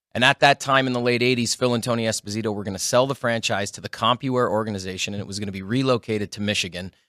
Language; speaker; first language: English; native; English